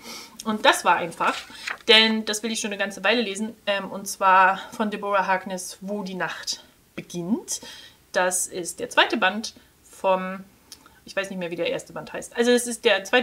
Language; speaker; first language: German; native; German